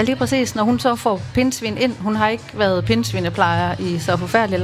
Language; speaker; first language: Danish; native; Danish